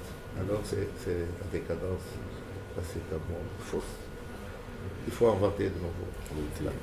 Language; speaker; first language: French; non-native, fluent; Portuguese